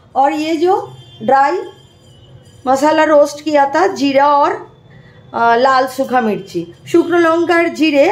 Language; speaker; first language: Hindi; non-native, local second language; Bangla